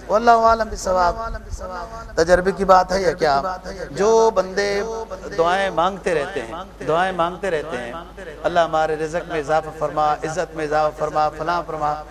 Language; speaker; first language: Urdu; non-native, local second language; Punjabi